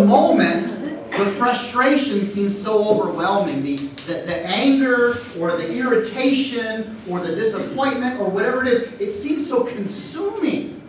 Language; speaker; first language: English; native; English